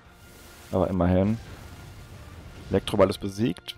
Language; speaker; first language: German; native; German